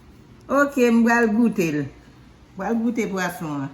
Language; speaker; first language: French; non-native, learner; Haitian Creole